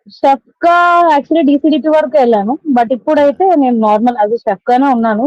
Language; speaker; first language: Telugu; native; Telugu